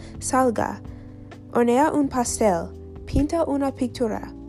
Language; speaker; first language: Spanish; non-native, learner; English